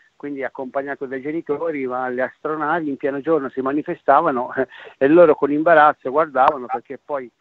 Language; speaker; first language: Italian; native; Italian